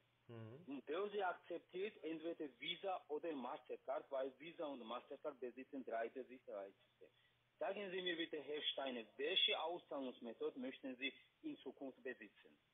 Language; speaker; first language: German; non-native, fluent; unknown